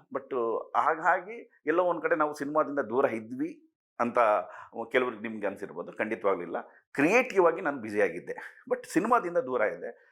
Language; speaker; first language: Kannada; native; Kannada